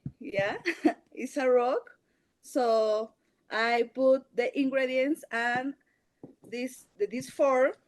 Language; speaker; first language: English; non-native, learner; Spanish